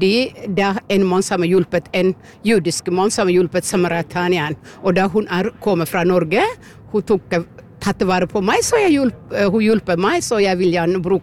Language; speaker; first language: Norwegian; non-native, learner; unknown